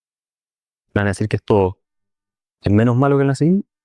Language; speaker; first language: Spanish; native; Spanish